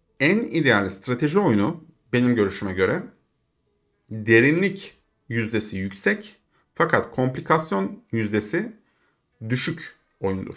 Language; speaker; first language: Turkish; native; Turkish